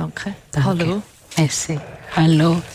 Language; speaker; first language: German; non-native, fluent; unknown